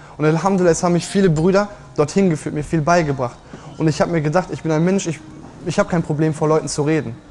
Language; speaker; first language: German; native; German